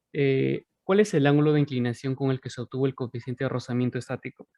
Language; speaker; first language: Spanish; native; Spanish